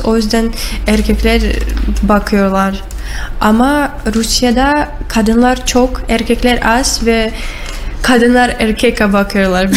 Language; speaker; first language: Turkish; non-native, learner; Russian